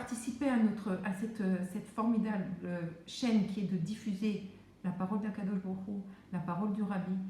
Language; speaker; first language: French; native; French